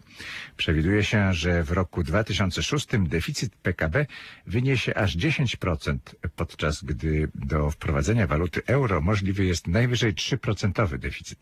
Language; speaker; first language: Polish; native; Polish